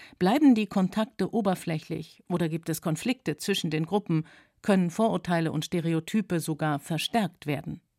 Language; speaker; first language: German; native; German